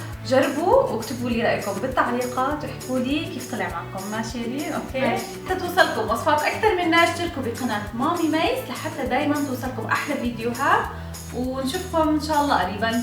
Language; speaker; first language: Arabic; native; Arabic